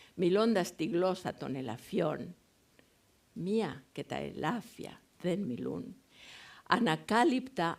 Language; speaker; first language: Greek; non-native, fluent; Spanish